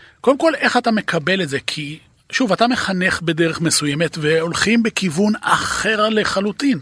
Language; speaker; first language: Hebrew; native; Hebrew